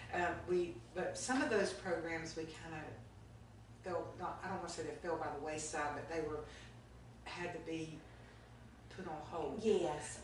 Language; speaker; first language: English; native; English